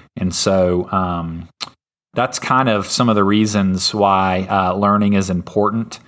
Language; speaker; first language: English; native; English